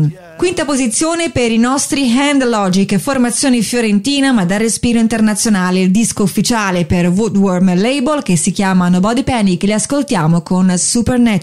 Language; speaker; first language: Italian; native; Italian